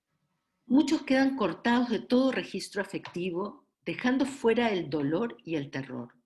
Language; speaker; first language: Spanish; native; Spanish